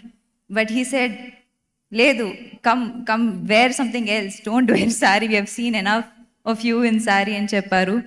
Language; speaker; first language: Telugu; non-native, learner; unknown